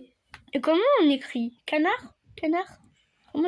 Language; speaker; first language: French; native; French